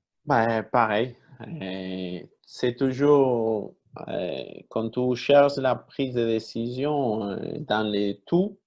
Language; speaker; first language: French; non-native, fluent; Spanish